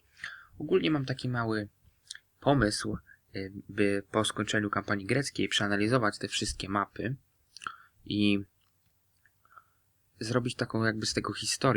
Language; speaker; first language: Polish; native; Polish